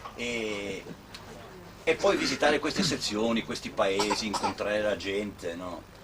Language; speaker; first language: Italian; non-native, local second language; Sicilian